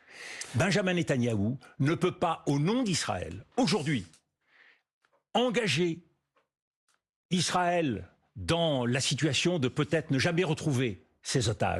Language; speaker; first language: French; native; French